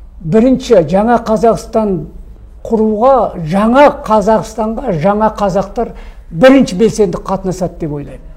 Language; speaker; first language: Kazakh; early bilingual, heritage; Kazakh